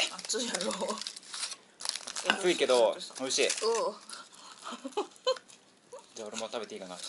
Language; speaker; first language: Japanese; native; Japanese